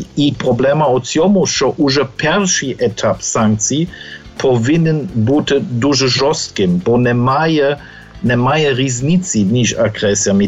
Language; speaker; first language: Ukrainian; non-native, fluent; German